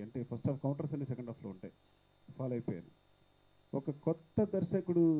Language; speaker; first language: Telugu; native; Telugu